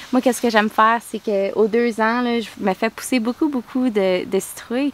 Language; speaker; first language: French; native; French